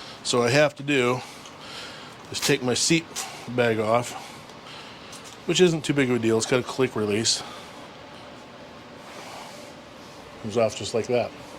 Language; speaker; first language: English; native; English